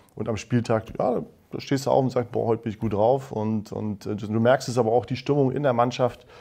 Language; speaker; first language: German; native; German